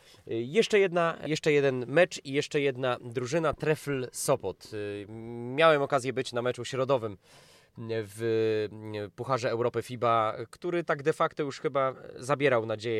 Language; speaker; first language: Polish; native; Polish